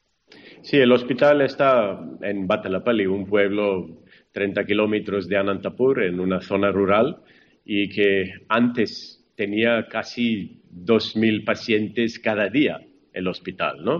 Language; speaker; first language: Spanish; non-native, fluent; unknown